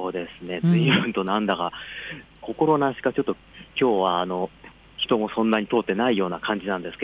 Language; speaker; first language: Japanese; native; Japanese